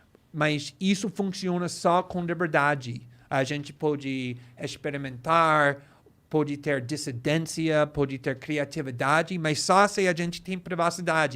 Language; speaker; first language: Portuguese; non-native, fluent; English